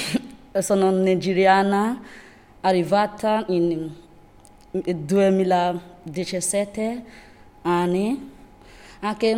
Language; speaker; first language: Italian; non-native, learner; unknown